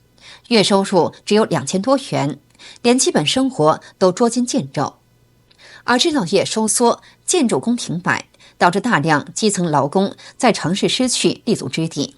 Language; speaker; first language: Chinese; native; Chinese